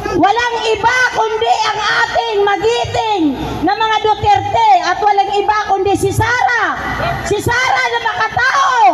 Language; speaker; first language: Filipino; non-native, local second language; Waray